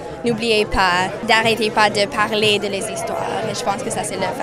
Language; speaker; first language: French; non-native, learner; English